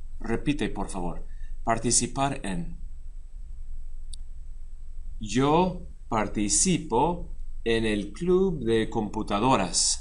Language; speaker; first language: Spanish; non-native, fluent; English